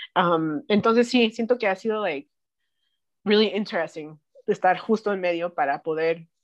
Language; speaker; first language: Spanish; early bilingual, heritage; Spanish